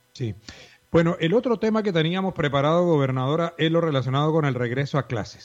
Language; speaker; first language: Spanish; native; Spanish